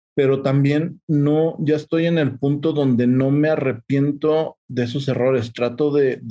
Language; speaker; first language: Spanish; native; Spanish